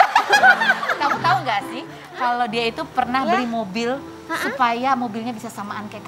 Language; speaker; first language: Indonesian; native; Indonesian